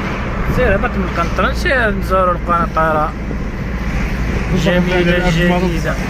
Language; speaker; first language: Arabic; native; Arabic